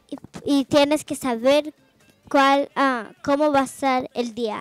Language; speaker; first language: Spanish; early bilingual, heritage; Spanish